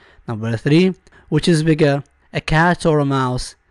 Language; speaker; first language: English; non-native, fluent; Arabic